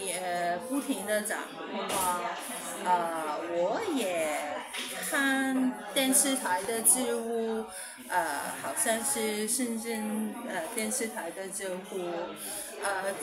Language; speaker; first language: Chinese; non-native, local second language; Cantonese